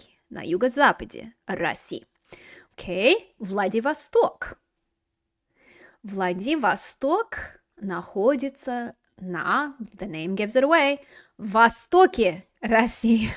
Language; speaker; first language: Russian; non-native, fluent; English